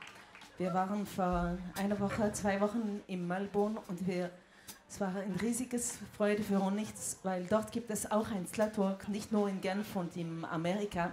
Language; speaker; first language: German; non-native, local second language; French